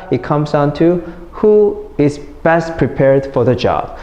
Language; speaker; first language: English; non-native, fluent; Korean